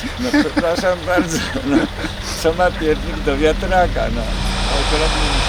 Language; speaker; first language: Polish; native; Polish